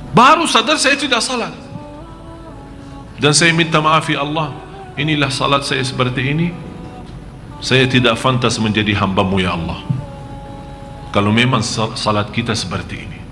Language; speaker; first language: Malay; non-native, fluent; Arabic